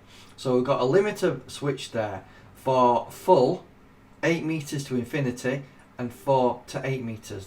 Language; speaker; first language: English; native; English